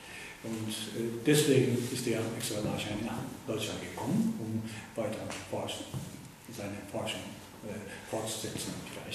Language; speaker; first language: German; non-native, fluent; Japanese